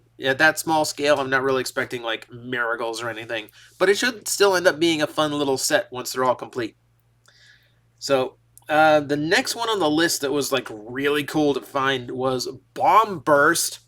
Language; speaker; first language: English; native; English